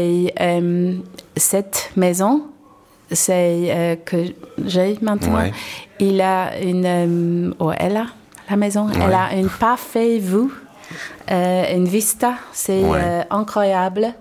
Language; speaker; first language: French; non-native, learner; English